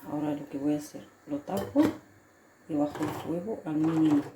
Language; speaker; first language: Spanish; non-native, fluent; Arabic